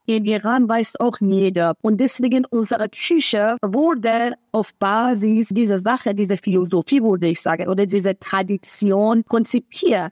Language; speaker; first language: German; non-native, fluent; Persian